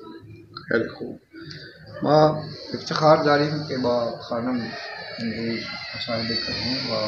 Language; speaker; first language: Persian; non-native, learner; Urdu